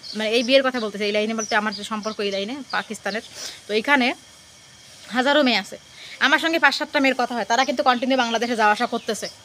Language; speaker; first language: Bangla; native; Bangla